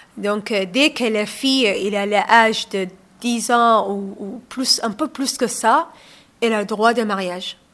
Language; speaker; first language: French; non-native, learner; Somali